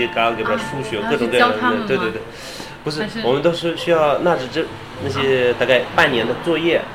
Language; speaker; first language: Chinese; early bilingual, other home language; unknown